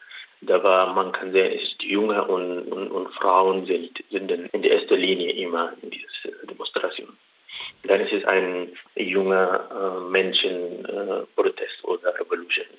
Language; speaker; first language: German; non-native, learner; Arabic